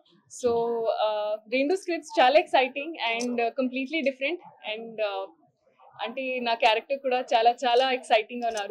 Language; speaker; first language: Telugu; non-native, fluent; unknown